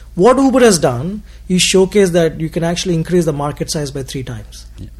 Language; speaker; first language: English; non-native, local second language; Telugu